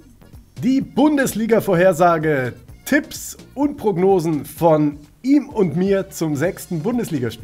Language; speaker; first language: German; native; German